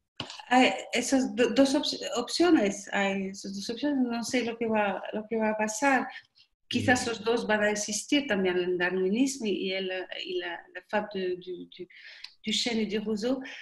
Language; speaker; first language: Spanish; non-native, learner; French